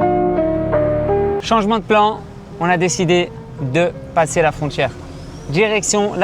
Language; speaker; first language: French; native; French